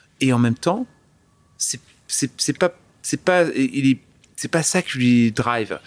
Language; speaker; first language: French; early bilingual, other home language; English